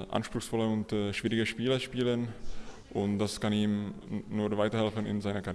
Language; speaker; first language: German; non-native, fluent; Czech